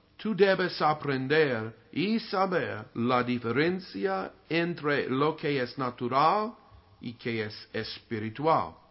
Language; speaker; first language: Spanish; non-native, learner; English